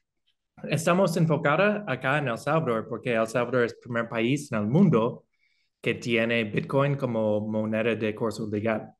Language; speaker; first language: Spanish; non-native, fluent; English